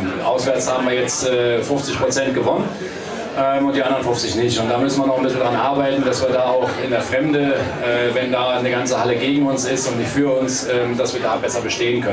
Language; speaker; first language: German; native; German